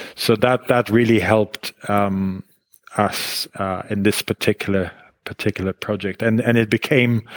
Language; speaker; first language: English; non-native, fluent; Hebrew